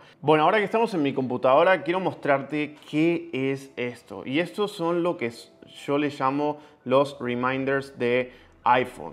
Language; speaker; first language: Spanish; native; Spanish